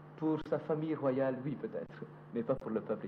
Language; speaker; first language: French; non-native, fluent; Somali